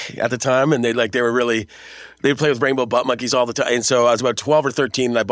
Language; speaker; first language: English; native; English